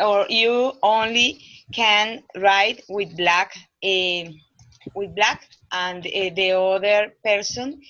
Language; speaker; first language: English; non-native, learner; Spanish